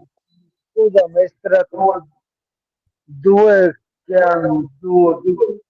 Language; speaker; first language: Italian; non-native, learner; Urdu